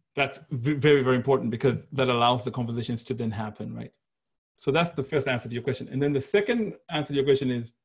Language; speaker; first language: English; non-native, local second language; Shona